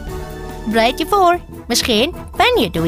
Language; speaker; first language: Dutch; non-native, fluent; Indonesian